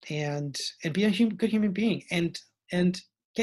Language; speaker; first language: English; native; English